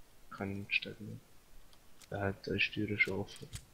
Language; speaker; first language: German; native; German